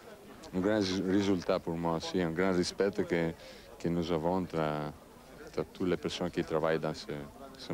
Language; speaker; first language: French; non-native, learner; Italian